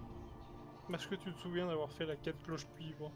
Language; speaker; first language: French; native; French